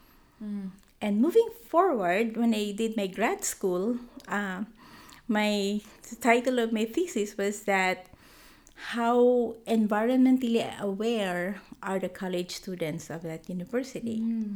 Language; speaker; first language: English; non-native, local second language; Filipino